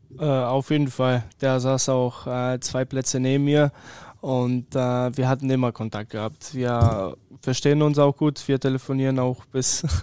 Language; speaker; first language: German; early bilingual, other home language; Polish